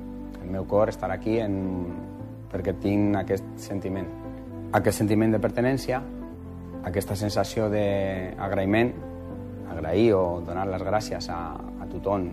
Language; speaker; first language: Catalan; non-native, local second language; Spanish